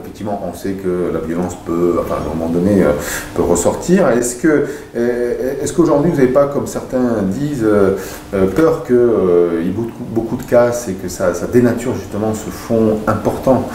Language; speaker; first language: French; native; French